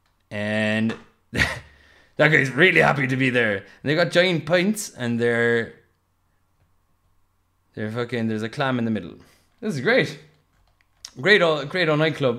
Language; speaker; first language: English; native; English